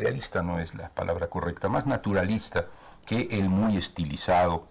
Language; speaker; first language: Spanish; native; Spanish